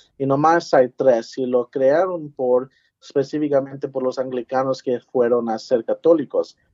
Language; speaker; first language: Spanish; early bilingual, heritage; English